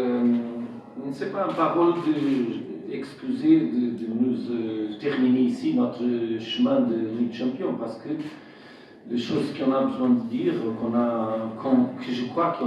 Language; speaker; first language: French; non-native, fluent; Portuguese